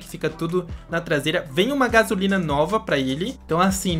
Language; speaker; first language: Portuguese; native; Portuguese